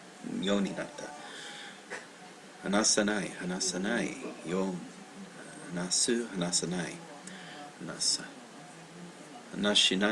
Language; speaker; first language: Japanese; non-native, learner; English